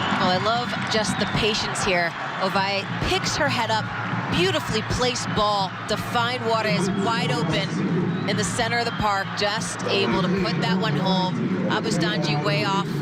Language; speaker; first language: English; native; English